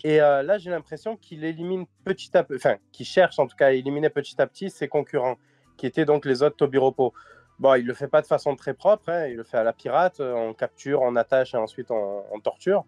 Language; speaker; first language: French; native; French